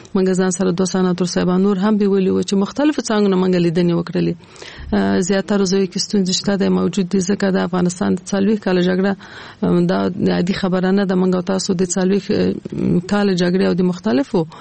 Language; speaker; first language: Pashto; native; Pashto